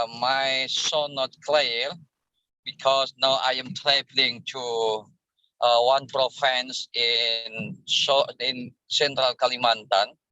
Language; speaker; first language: English; non-native, learner; Indonesian